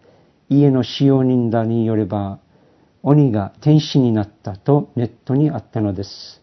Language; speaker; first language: Japanese; early bilingual, heritage; Japanese